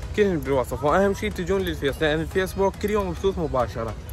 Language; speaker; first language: Arabic; native; Arabic